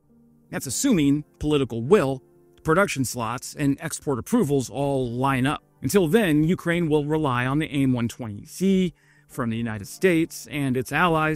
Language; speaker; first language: English; native; English